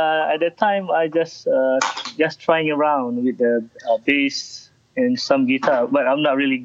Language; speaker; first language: English; non-native, local second language; Malay